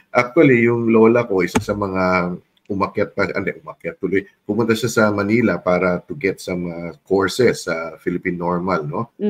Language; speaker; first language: Filipino; non-native, local second language; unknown